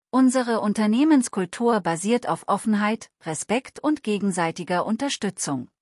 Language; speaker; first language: German; non-native, learner; Telugu